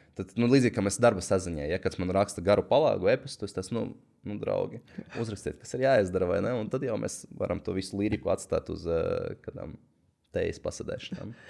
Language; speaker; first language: Latvian; native; Latvian